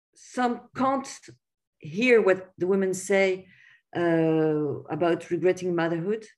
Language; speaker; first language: English; non-native, fluent; French